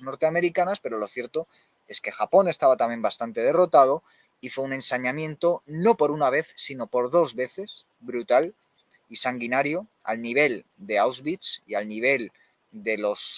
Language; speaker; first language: Spanish; native; Spanish